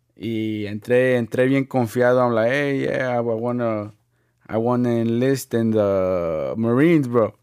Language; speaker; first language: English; early bilingual, other home language; Spanish